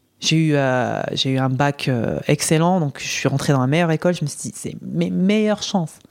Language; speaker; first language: French; non-native, local second language; Arabic